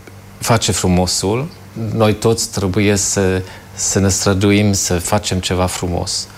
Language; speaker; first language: Romanian; non-native, fluent; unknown